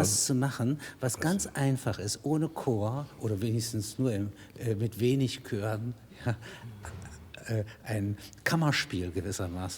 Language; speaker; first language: German; native; German